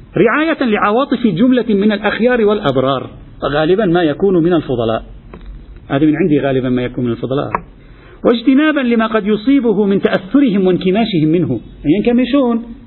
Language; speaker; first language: Arabic; native; Arabic